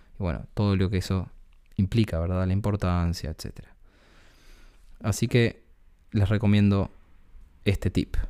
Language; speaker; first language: Spanish; native; Spanish